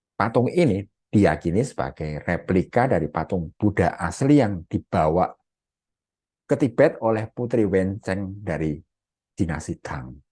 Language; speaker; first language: Indonesian; native; Indonesian